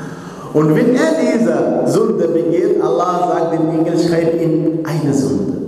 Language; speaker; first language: German; non-native, fluent; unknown